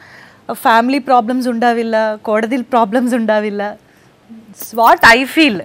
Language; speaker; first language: Malayalam; non-native, fluent; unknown